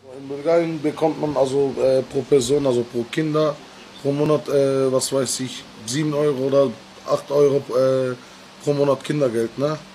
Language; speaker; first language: German; non-native, learner; Bulgarian